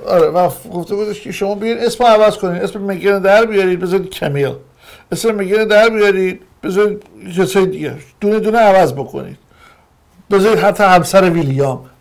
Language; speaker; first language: Persian; native; Persian